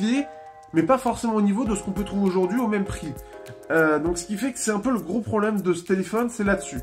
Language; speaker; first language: French; native; French